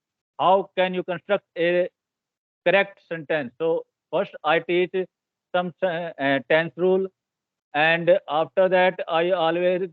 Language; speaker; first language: English; non-native, learner; Hindi